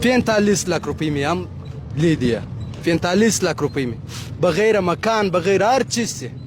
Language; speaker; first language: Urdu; non-native, learner; Pashto